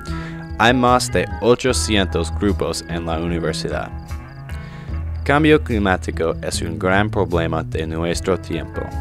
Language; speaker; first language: Spanish; non-native, learner; English